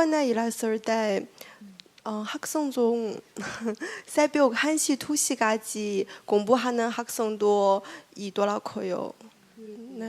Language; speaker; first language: Korean; non-native, learner; Chinese